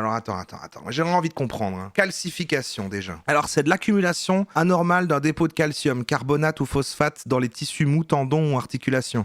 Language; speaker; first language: French; native; French